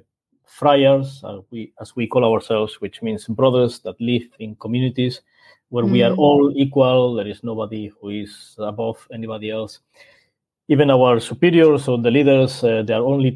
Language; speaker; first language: English; non-native, fluent; Spanish